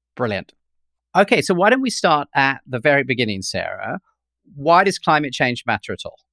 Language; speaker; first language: English; native; English